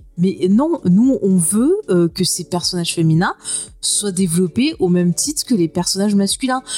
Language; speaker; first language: French; native; French